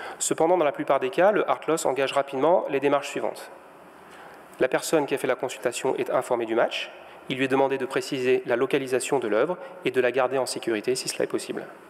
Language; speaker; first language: French; native; French